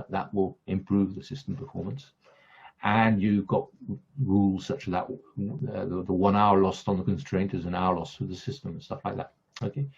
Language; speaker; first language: English; non-native, fluent; French